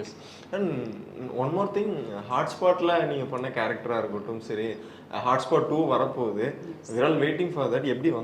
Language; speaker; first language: Tamil; native; Tamil